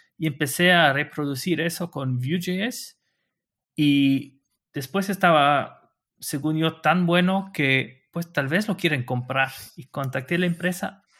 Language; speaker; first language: Spanish; non-native, fluent; Luxembourgish